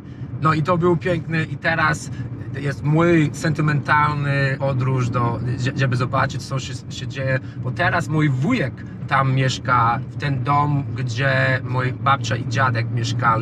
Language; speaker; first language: Polish; non-native, learner; English